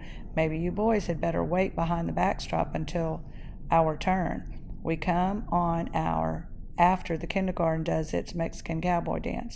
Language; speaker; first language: English; native; English